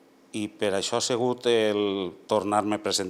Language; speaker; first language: Catalan; native; Catalan